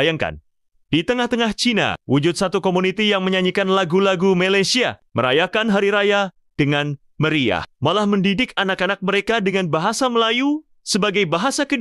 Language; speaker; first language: Malay; native; Malay